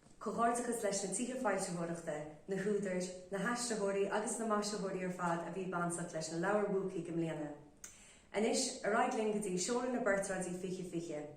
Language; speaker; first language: Irish; native; Irish